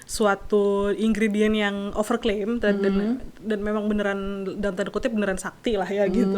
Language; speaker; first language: Indonesian; native; Indonesian